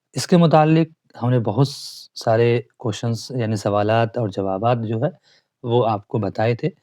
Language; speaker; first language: Urdu; native; Urdu